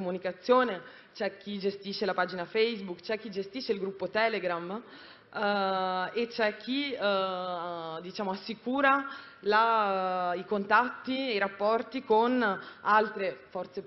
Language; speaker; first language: Italian; native; Italian